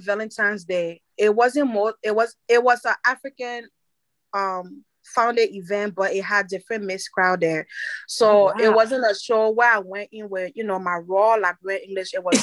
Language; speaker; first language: English; non-native, fluent; French